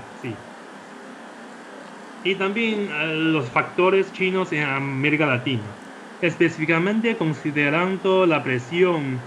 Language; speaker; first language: Spanish; non-native, fluent; Chinese